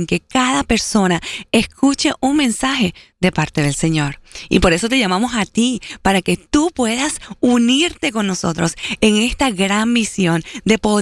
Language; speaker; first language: Spanish; early bilingual, heritage; Spanish